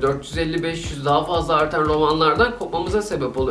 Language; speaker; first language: Turkish; native; Turkish